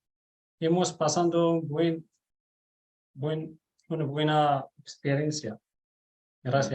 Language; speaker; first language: Spanish; non-native, learner; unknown